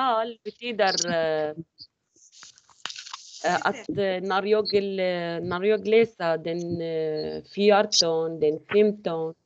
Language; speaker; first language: Swedish; non-native, learner; Arabic